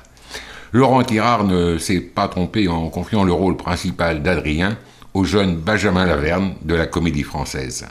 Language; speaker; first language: French; native; French